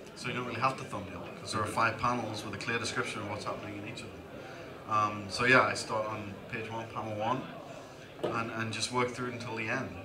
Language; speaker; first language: English; native; English